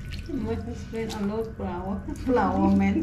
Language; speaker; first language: English; non-native, learner; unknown